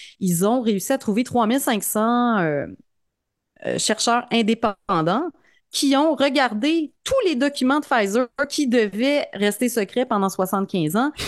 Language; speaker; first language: French; native; French